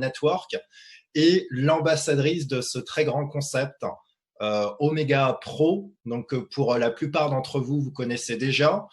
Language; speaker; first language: French; native; French